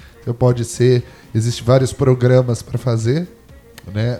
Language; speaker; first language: Portuguese; native; Portuguese